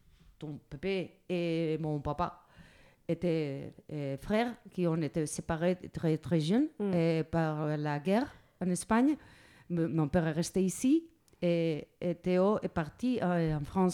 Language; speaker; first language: French; non-native, fluent; Spanish